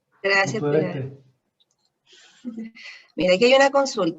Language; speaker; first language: Spanish; native; Spanish